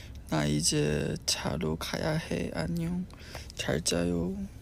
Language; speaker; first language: Korean; non-native, fluent; Chinese